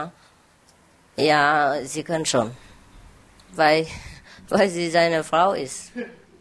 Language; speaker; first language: German; non-native, fluent; Vietnamese